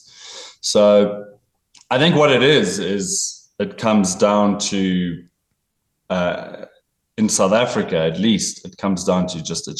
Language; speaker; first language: English; native; English